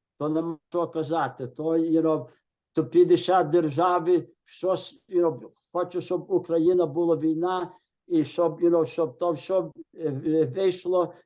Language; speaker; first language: Ukrainian; early bilingual, heritage; Ukrainian